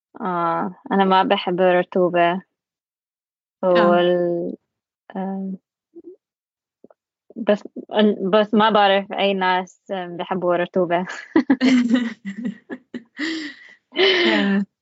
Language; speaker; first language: Arabic; non-native, learner; English